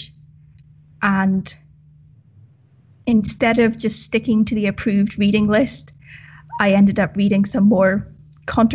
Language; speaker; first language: English; native; English